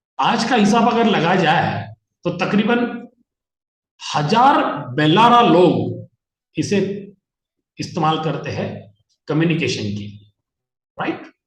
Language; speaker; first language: Hindi; non-native, local second language; Marathi